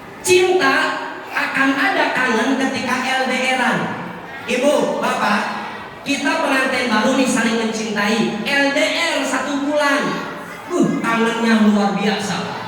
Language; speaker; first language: Indonesian; non-native, local second language; Sundanese